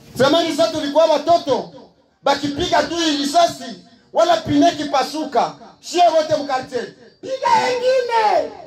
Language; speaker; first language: Swahili; native; Swahili